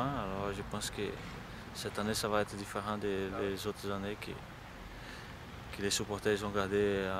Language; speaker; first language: French; non-native, fluent; Portuguese